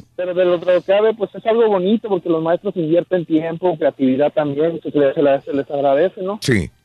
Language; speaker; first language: Spanish; native; Spanish